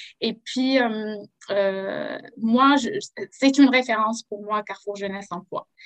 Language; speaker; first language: French; non-native, local second language; Arabic